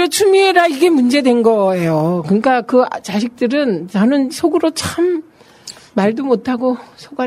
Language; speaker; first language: Korean; native; Korean